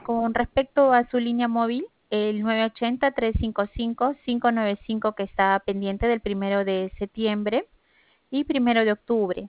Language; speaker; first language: Spanish; native; Spanish